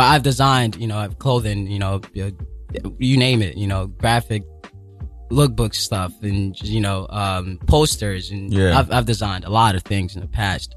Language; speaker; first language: English; non-native, local second language; Yoruba